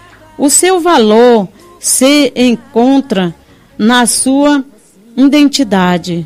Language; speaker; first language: Portuguese; native; Portuguese